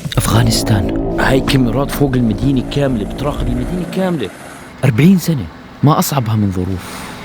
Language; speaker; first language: Arabic; native; Arabic